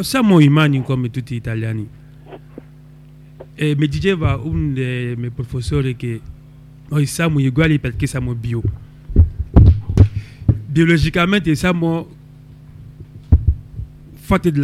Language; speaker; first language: Italian; non-native, local second language; French